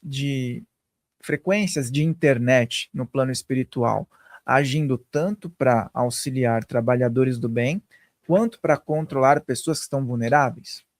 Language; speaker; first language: Portuguese; native; Portuguese